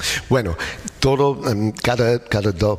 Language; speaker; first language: Spanish; non-native, learner; English